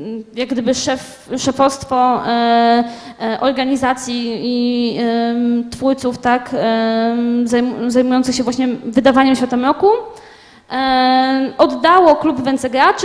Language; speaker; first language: Polish; native; Polish